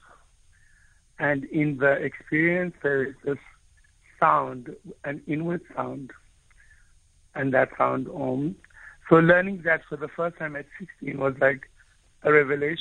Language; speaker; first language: English; non-native, local second language; Afrikaans